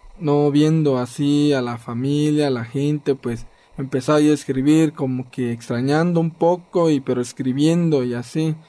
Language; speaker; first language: Spanish; non-native, local second language; Zapotec